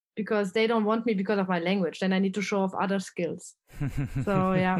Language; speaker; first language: English; non-native, fluent; German